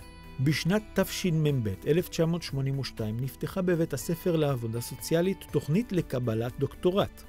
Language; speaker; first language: Hebrew; native; Hebrew